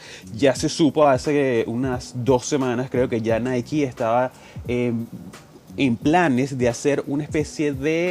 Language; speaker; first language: Spanish; native; Spanish